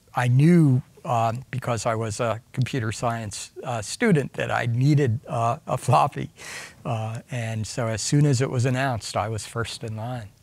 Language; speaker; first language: English; native; English